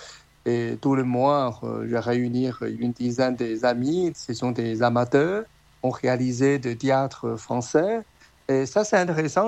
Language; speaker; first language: French; non-native, fluent; Chinese